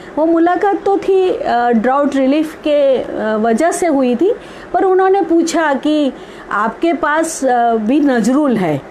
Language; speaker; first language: Hindi; non-native, local second language; Gujarati